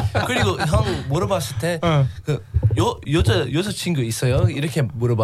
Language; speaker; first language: Korean; non-native, learner; English